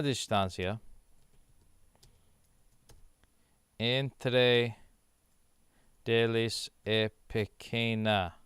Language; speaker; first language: Portuguese; non-native, learner; English